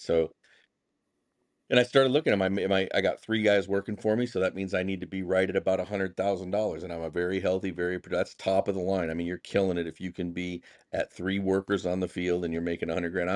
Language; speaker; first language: English; native; English